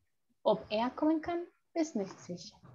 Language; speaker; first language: German; non-native, fluent; Spanish